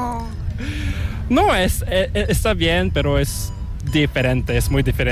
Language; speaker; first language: Spanish; non-native, fluent; Korean